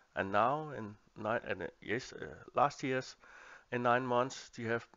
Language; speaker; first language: English; non-native, learner; Danish